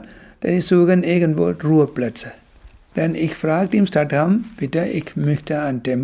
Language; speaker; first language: German; non-native, learner; Tamil